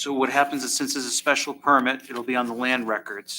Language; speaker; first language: English; native; English